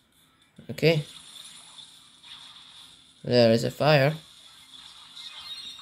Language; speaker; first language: English; non-native, learner; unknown